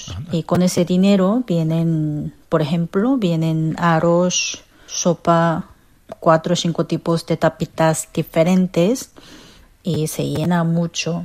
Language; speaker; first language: Spanish; non-native, fluent; Korean